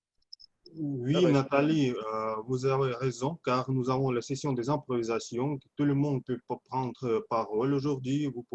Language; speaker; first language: French; non-native, fluent; Russian